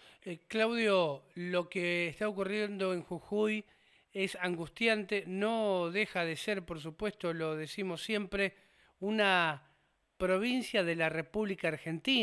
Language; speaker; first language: Spanish; native; Spanish